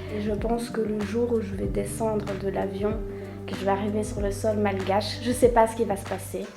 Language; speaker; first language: French; native; French